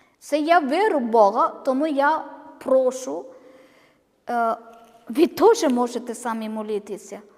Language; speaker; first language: Ukrainian; non-native, learner; Malayalam